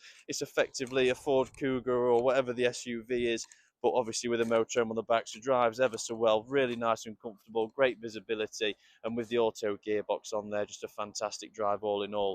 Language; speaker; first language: English; native; English